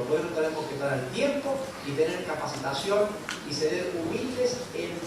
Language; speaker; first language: Spanish; native; Spanish